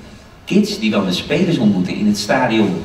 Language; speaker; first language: Dutch; native; Dutch